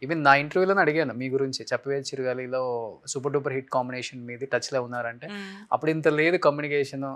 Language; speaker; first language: Telugu; native; Telugu